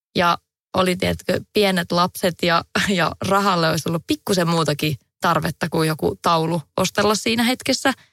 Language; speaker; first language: Finnish; native; Finnish